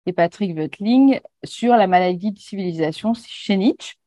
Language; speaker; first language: French; native; French